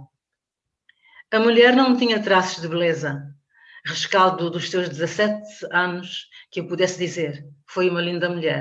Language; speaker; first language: Portuguese; non-native, local second language; Kabuverdianu